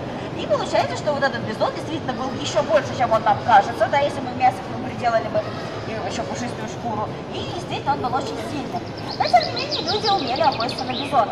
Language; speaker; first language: Russian; native; Russian